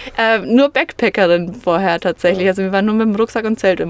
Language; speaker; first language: German; native; German